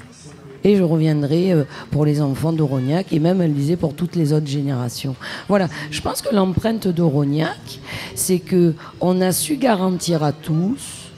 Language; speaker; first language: French; native; French